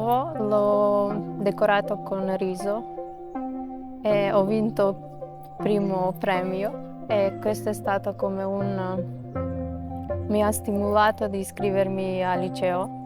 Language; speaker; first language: Italian; non-native, fluent; Macedonian